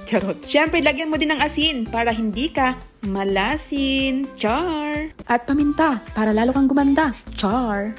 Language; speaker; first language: Filipino; native; Filipino